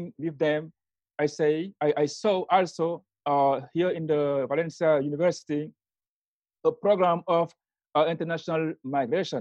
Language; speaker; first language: English; non-native, learner; Wolof